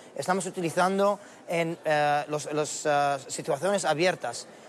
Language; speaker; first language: Spanish; non-native, learner; Arabic